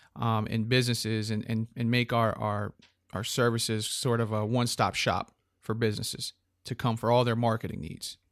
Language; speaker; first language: English; native; English